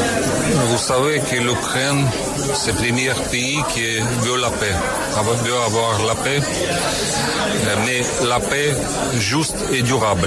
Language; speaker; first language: French; non-native, fluent; Ukrainian